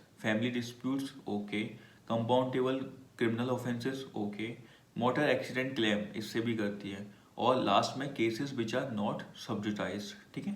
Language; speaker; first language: Hindi; native; Hindi